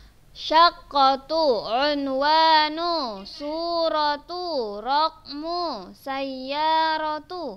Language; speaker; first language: Arabic; non-native, fluent; Indonesian